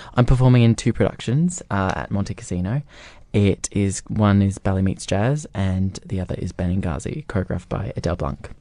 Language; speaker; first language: English; native; English